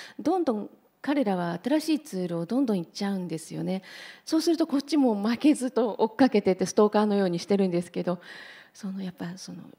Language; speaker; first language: Japanese; native; Japanese